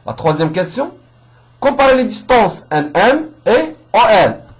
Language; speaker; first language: French; non-native, local second language; Arabic